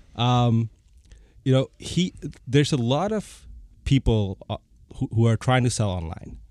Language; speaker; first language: English; non-native, fluent; Bangla